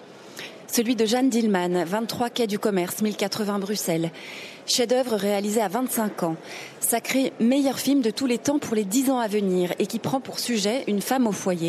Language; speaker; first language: French; native; French